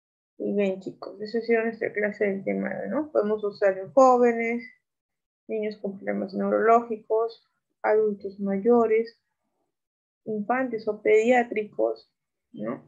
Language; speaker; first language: Spanish; native; Spanish